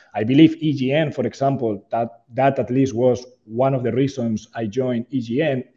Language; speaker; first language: English; non-native, fluent; Spanish